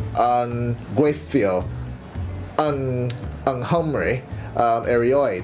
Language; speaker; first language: Welsh; non-native, learner; English